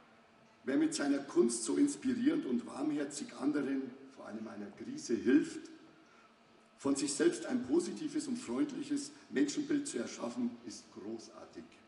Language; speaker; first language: German; native; German